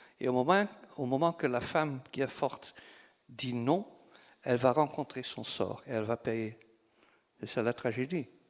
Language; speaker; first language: French; non-native, local second language; Dutch